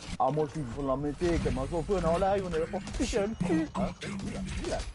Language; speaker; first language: French; native; French